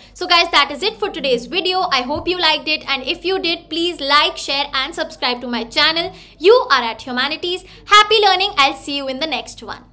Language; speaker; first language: Hindi; native; Hindi